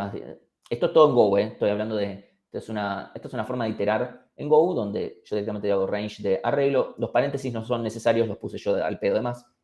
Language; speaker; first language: Spanish; native; Spanish